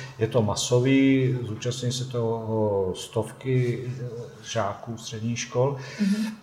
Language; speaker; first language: Czech; non-native, fluent; Bosnian